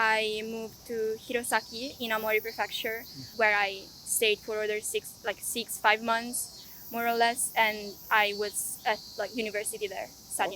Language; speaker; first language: English; non-native, fluent; Italian